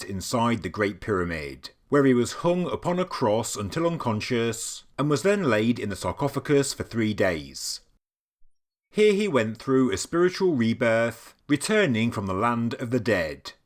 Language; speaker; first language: English; native; English